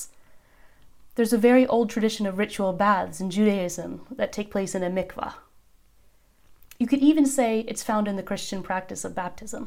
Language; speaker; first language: English; native; English